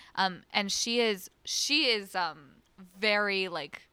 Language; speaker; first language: English; early bilingual, other home language; Arabic